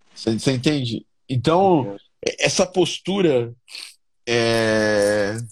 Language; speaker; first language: Portuguese; native; Portuguese